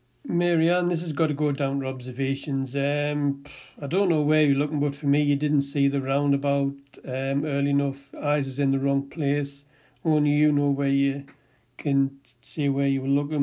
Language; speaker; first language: English; native; English